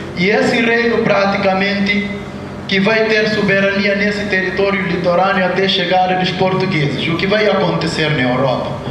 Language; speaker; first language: Portuguese; non-native, local second language; Upper Guinea Crioulo